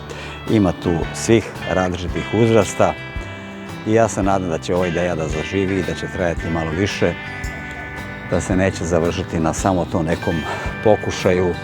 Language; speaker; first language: Serbian; native; Serbian